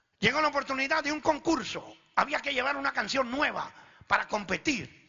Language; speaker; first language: Spanish; early bilingual, other home language; Italian